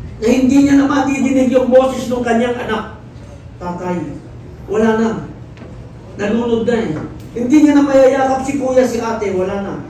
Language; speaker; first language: Filipino; native; Filipino